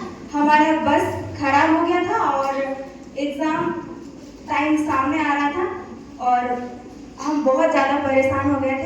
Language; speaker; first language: Hindi; non-native, local second language; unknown